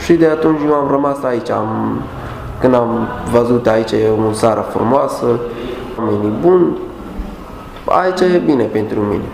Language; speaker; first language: Romanian; non-native, learner; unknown